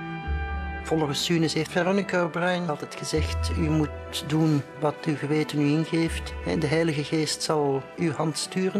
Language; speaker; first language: Dutch; native; Dutch